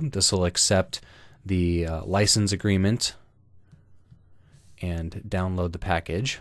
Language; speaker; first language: English; native; English